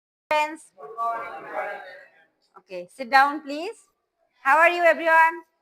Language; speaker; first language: English; non-native, local second language; Bangla